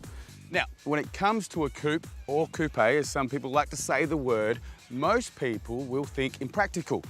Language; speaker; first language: English; native; English